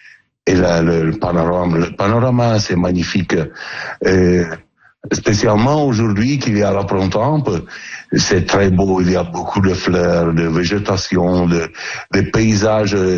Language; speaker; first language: French; non-native, learner; Italian